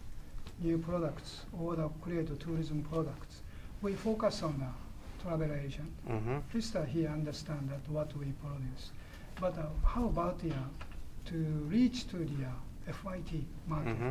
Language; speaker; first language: English; non-native, fluent; Japanese